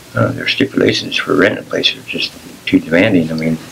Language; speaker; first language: English; native; English